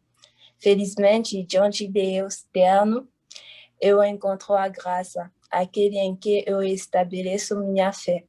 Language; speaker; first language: Portuguese; non-native, fluent; French